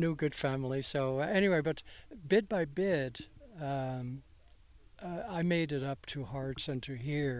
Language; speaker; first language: English; non-native, fluent; Dutch